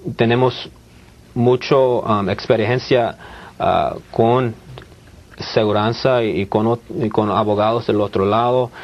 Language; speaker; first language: Spanish; early bilingual, heritage; Spanish